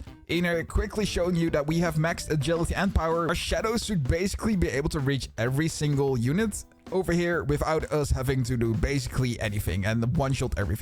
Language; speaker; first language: English; non-native, fluent; Dutch